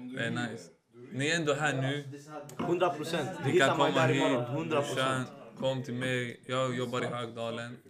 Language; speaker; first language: Swedish; early bilingual, other home language; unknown